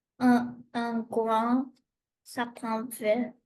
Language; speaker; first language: French; non-native, learner; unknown